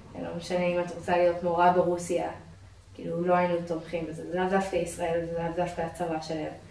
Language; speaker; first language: Hebrew; non-native, fluent; English